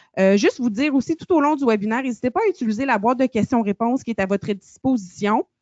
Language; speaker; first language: French; native; French